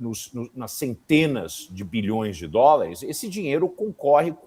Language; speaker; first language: Portuguese; native; Portuguese